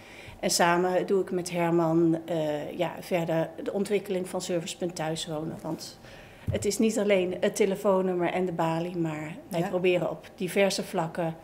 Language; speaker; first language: Dutch; native; Dutch